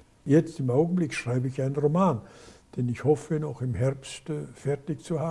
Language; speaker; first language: German; native; German